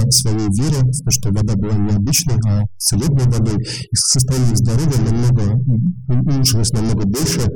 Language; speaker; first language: Russian; native; Russian